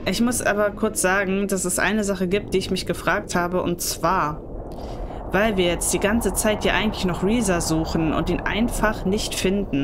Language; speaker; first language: German; native; German